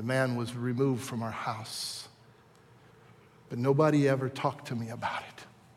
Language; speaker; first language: English; native; English